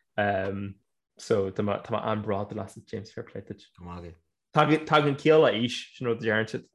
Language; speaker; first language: Irish; native; Irish